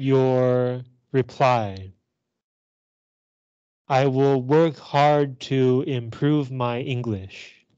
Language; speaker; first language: English; non-native, fluent; Chinese